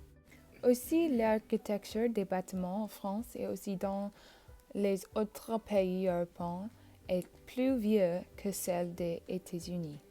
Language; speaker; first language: French; non-native, learner; English